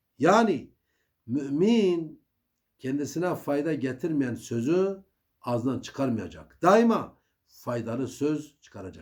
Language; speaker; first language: Turkish; native; Turkish